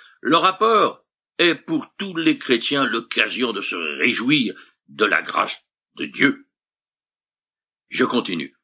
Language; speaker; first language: French; native; French